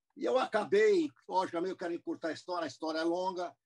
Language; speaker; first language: Portuguese; non-native, fluent; English